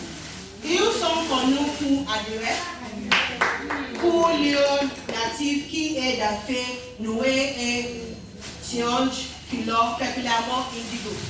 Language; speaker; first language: French; non-native, learner; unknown